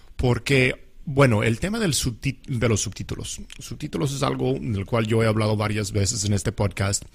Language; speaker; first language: Spanish; non-native, fluent; English